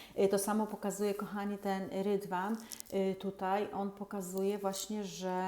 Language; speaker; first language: Polish; native; Polish